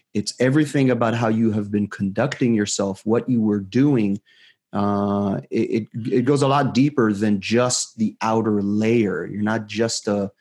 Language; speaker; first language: English; non-native, fluent; Hebrew